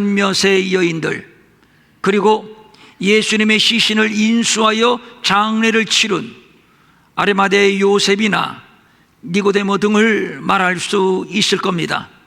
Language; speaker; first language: Korean; native; Korean